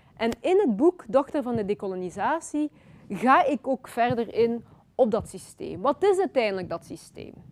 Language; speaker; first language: Dutch; early bilingual, other home language; Lingala